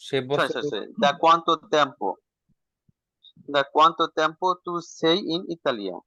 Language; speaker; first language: Italian; non-native, learner; Bangla